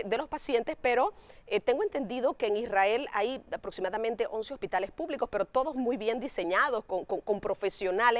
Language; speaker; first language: Spanish; native; Spanish